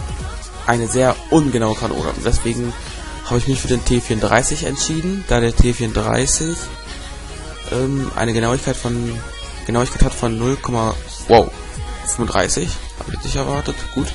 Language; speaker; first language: German; native; German